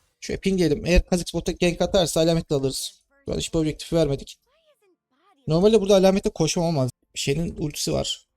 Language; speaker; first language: Turkish; native; Turkish